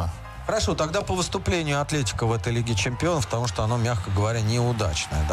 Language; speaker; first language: Russian; native; Russian